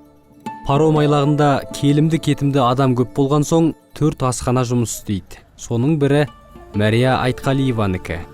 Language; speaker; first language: Kazakh; native; Kazakh